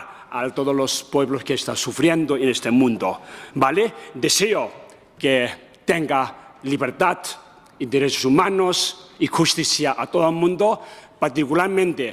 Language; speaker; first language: Spanish; non-native, learner; Tibetan